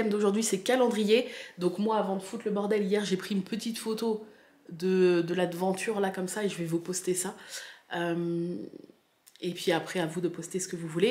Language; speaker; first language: French; native; French